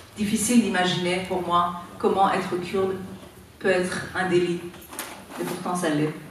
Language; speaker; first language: French; non-native, fluent; Persian